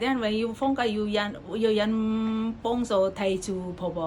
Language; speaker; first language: Cantonese; non-native, learner; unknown